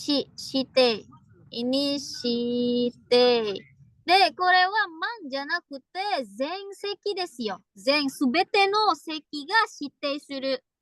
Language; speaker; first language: Japanese; non-native, fluent; Indonesian